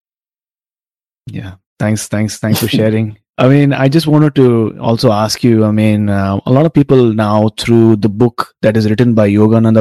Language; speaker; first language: English; non-native, local second language; Tamil